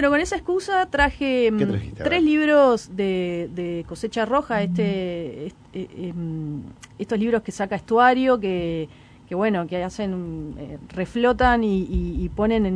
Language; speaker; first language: Spanish; native; Spanish